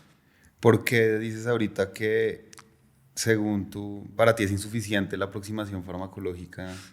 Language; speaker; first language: Spanish; native; Spanish